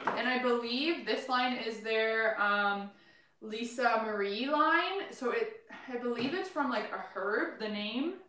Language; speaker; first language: English; native; English